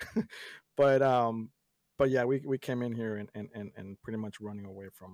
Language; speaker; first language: English; early bilingual, other home language; Spanish